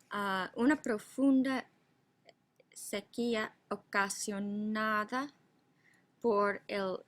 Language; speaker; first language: Spanish; non-native, fluent; English